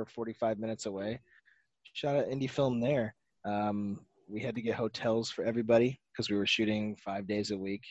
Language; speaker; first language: English; native; English